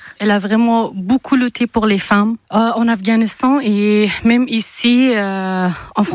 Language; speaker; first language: French; non-native, fluent; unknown